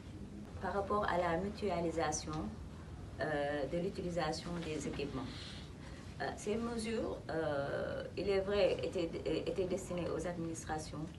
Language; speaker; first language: French; non-native, local second language; Wolof